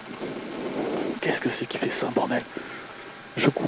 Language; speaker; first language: French; native; French